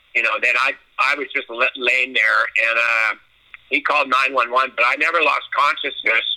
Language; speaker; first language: English; native; English